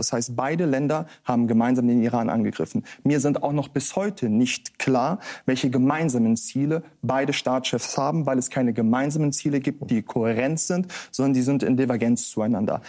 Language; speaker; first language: German; native; German